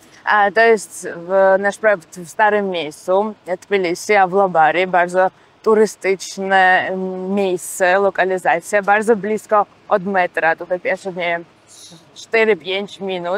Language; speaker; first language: Polish; non-native, fluent; Georgian